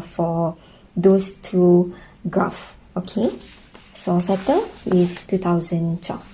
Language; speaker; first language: English; non-native, local second language; Malay